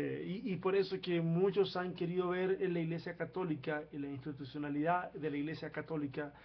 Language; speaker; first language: Spanish; native; Spanish